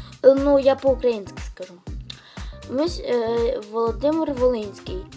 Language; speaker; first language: Russian; non-native, local second language; Ukrainian